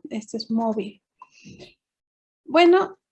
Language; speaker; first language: Spanish; native; Spanish